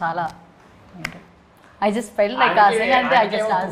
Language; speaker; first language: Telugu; non-native, learner; Malayalam